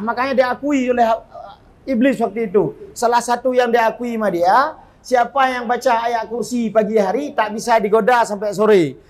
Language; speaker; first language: Malay; non-native, local second language; Achinese